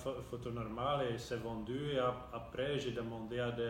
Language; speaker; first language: French; non-native, local second language; Dutch